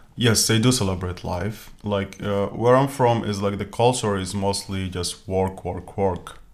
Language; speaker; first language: English; non-native, fluent; Arabic